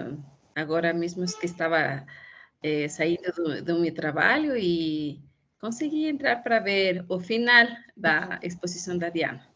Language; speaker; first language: Portuguese; non-native, fluent; Spanish